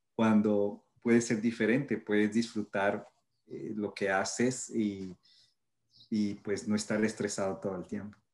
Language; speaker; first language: Spanish; early bilingual, heritage; Spanish